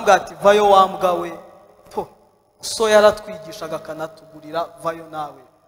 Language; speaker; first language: Kinyarwanda; native; Kinyarwanda